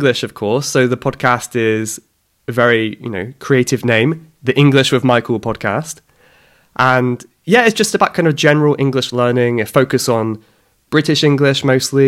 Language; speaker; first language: English; native; English